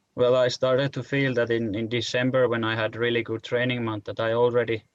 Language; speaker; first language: English; non-native, fluent; Finnish